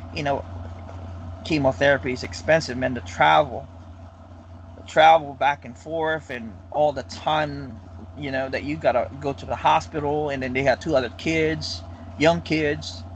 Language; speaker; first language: English; non-native, local second language; Filipino